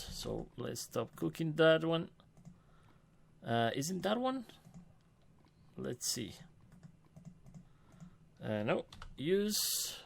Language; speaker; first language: English; non-native, fluent; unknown